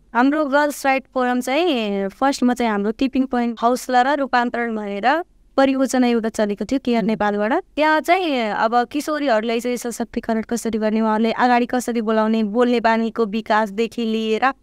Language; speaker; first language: Nepali; non-native, local second language; Bhojpuri